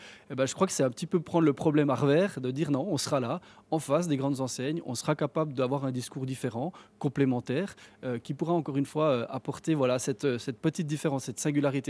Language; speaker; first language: French; native; French